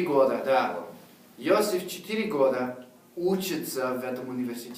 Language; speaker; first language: Russian; non-native, fluent; English